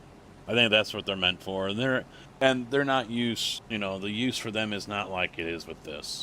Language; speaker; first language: English; native; English